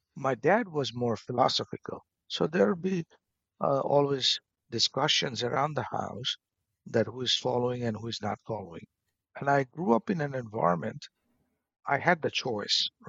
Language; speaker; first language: English; non-native, local second language; Bangla